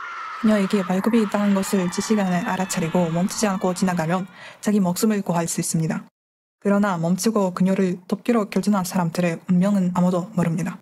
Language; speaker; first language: Korean; non-native, fluent; Kazakh